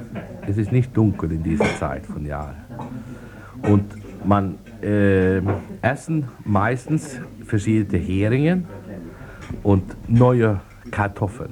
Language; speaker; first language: German; non-native, fluent; Swedish